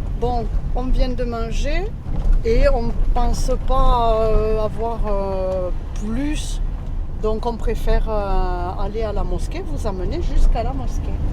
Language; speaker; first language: French; native; French